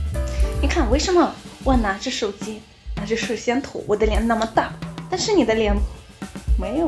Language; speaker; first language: Chinese; non-native, fluent; Ukrainian